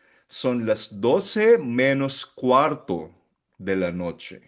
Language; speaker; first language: Spanish; non-native, fluent; Filipino